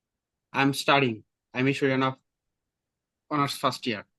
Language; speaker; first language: English; non-native, learner; Bangla